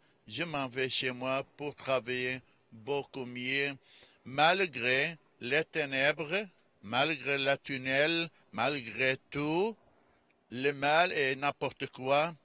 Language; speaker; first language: French; non-native, fluent; English